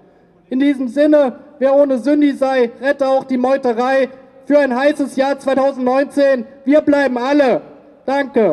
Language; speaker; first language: German; native; German